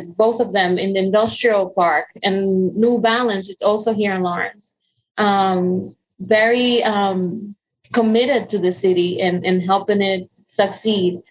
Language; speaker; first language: English; non-native, fluent; Spanish